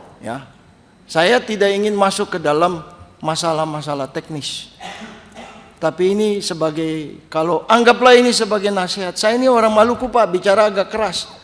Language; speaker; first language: Indonesian; native; Indonesian